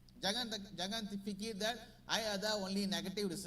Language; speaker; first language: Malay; non-native, learner; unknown